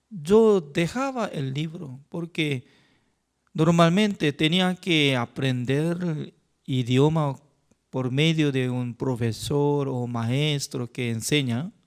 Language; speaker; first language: Spanish; non-native, learner; Korean